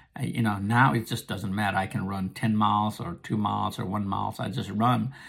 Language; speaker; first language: English; non-native, local second language; Nepali